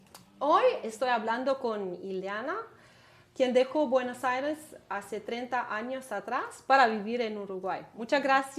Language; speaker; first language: Spanish; non-native, learner; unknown